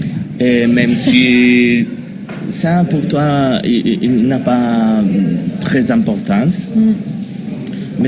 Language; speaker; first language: French; non-native, learner; Spanish